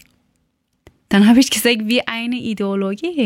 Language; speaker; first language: German; non-native, learner; Persian